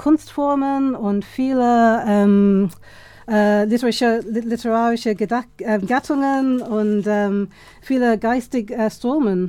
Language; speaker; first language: German; non-native, fluent; English